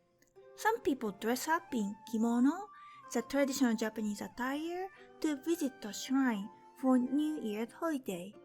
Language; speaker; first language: English; non-native, fluent; Japanese